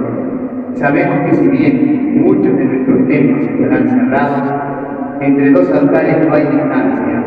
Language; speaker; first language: Spanish; native; Spanish